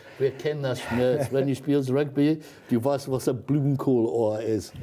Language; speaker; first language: German; non-native, fluent; English